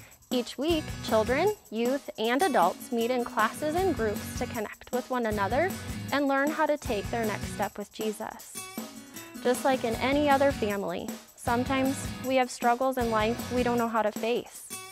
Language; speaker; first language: English; native; English